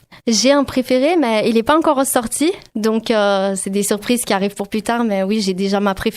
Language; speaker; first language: French; native; French